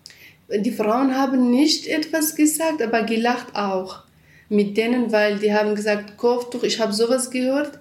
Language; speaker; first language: German; non-native, learner; Kurdish